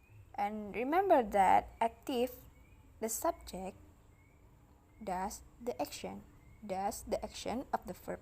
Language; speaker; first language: English; non-native, learner; Indonesian